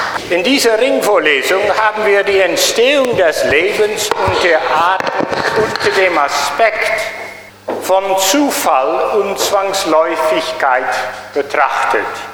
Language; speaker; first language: German; native; German